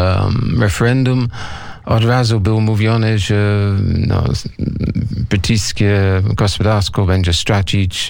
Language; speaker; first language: Polish; non-native, learner; English